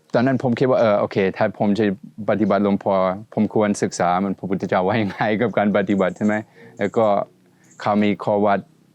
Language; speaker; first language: Thai; non-native, fluent; Swedish